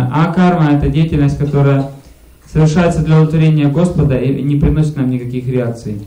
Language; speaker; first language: Russian; native; Russian